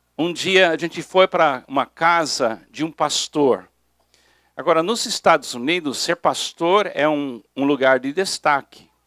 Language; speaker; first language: Portuguese; non-native, fluent; English